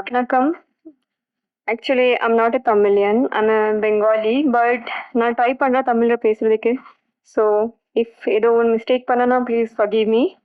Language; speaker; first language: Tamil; non-native, learner; Bangla